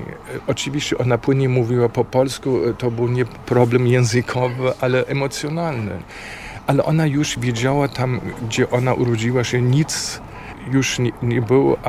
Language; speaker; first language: Polish; non-native, fluent; German